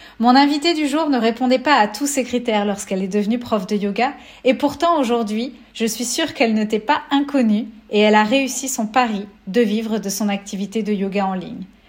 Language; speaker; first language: French; native; French